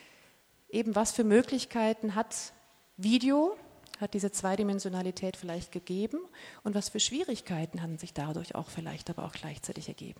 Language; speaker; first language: German; native; German